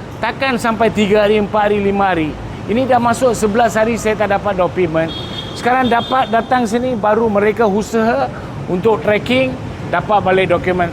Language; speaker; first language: Malay; non-native, local second language; Tamil